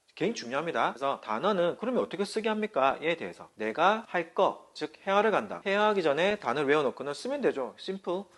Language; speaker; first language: Korean; native; Korean